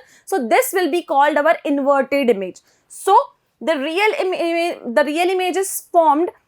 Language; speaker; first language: English; non-native, local second language; Hindi